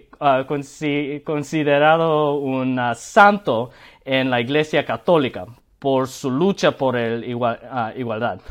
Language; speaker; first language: Spanish; non-native, learner; Korean